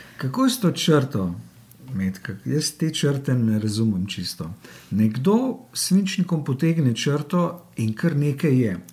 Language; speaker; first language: Slovenian; native; Slovenian